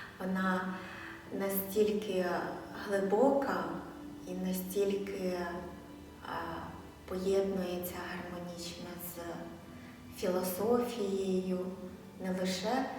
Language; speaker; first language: Ukrainian; non-native, fluent; Chinese